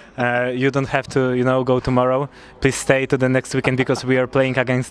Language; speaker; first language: English; non-native, fluent; Polish